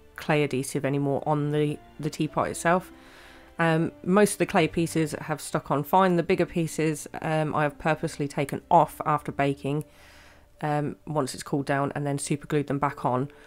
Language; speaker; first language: English; native; English